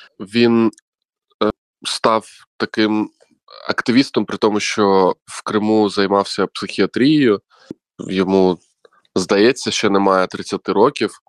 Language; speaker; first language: Ukrainian; non-native, local second language; Crimean Tatar